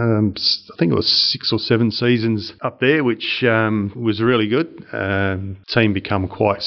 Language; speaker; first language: English; native; English